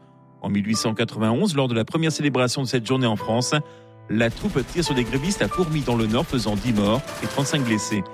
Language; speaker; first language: French; native; French